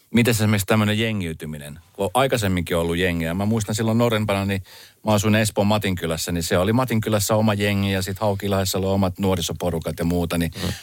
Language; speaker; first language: Finnish; native; Finnish